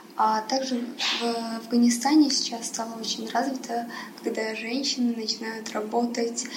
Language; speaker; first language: Russian; early bilingual, other home language; Persian